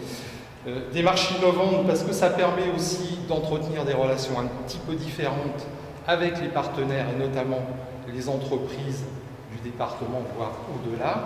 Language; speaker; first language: French; native; French